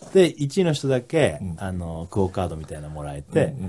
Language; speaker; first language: Japanese; native; Japanese